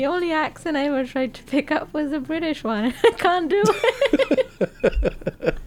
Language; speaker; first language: English; non-native, fluent; Romanian